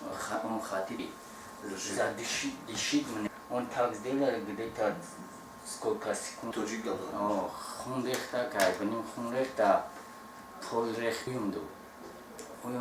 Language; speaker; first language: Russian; non-native, learner; Tajik